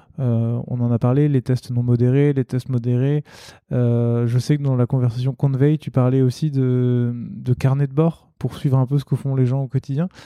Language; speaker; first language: French; native; French